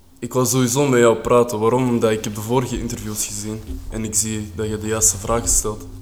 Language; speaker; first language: Dutch; native; Dutch